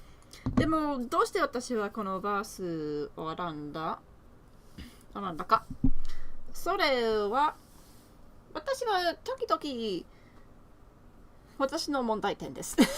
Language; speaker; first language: Japanese; non-native, learner; English